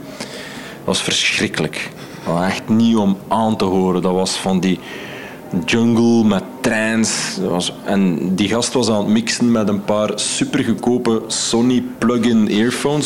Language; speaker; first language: Dutch; native; Dutch